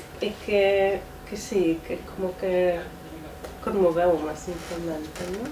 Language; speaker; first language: Galician; non-native, fluent; Polish